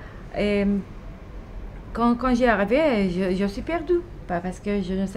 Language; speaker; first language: French; non-native, learner; Arabic